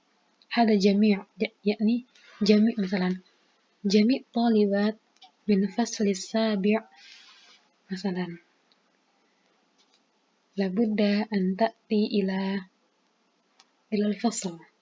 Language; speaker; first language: Arabic; non-native, fluent; Indonesian